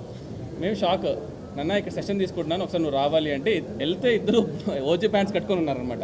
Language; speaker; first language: Telugu; native; Telugu